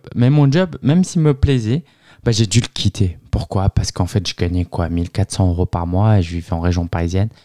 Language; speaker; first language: French; native; French